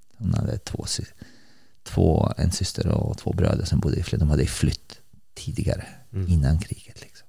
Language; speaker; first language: Swedish; early bilingual, other home language; Bosnian